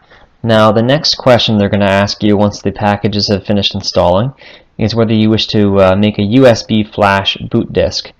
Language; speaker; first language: English; native; English